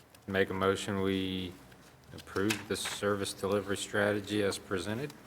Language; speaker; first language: English; native; English